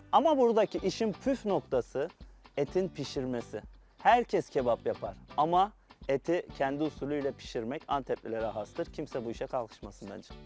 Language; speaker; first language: Turkish; native; Turkish